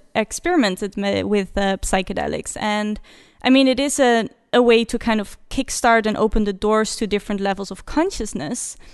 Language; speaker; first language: English; non-native, fluent; Dutch